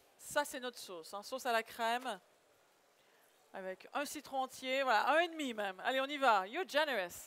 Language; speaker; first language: French; native; French